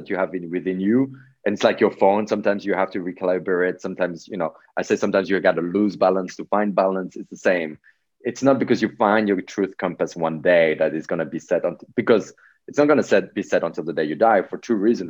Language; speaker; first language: English; non-native, fluent; Polish